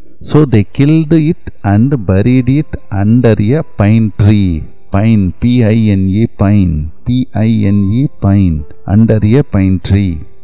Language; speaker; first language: English; non-native, local second language; Tamil